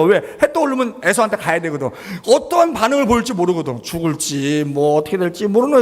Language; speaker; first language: Korean; native; Korean